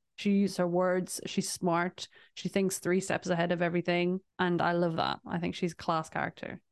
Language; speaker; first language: English; native; English